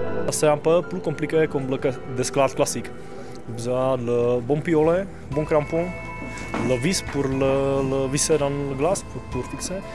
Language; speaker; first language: French; non-native, learner; Czech